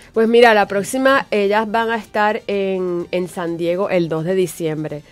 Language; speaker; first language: Spanish; early bilingual, heritage; Spanish